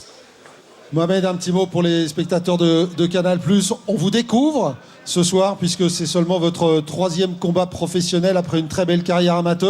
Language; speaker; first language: French; native; French